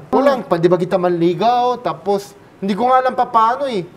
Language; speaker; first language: Filipino; non-native, fluent; Korean